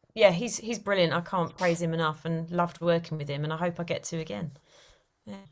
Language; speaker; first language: English; native; English